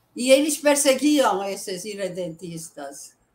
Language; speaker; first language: Portuguese; early bilingual, other home language; Italian